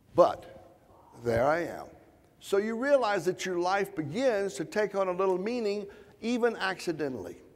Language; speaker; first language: English; native; English